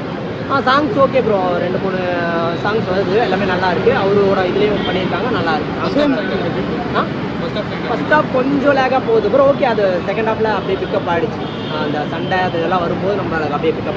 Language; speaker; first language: Tamil; native; Tamil